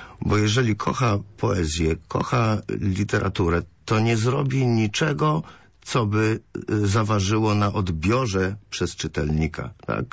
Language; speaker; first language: Polish; early bilingual, other home language; Greek